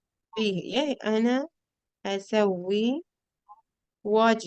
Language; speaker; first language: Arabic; non-native, fluent; Urdu